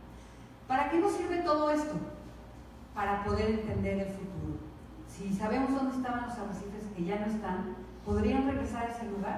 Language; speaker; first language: Spanish; native; Spanish